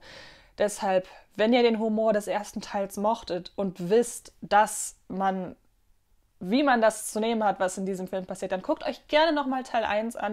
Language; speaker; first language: German; native; German